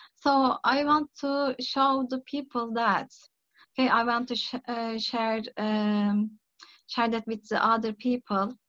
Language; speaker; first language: English; non-native, learner; Turkish